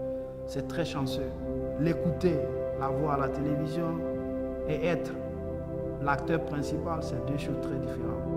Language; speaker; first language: French; non-native, local second language; Bambara